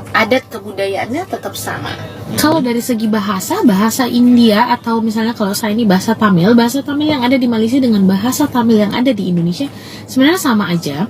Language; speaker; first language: Indonesian; non-native, local second language; Tamil